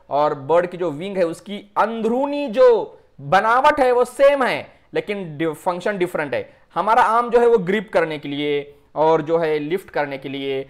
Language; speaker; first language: Hindi; non-native, local second language; Marathi